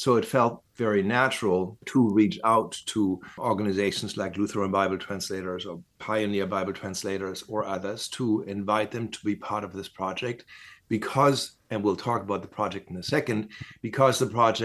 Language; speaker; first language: English; non-native, fluent; German